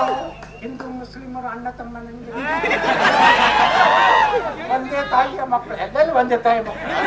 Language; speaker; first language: Kannada; native; Kannada